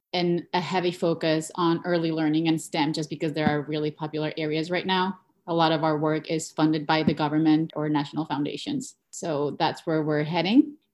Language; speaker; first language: English; non-native, fluent; Spanish